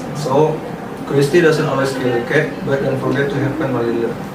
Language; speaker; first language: English; non-native, learner; Indonesian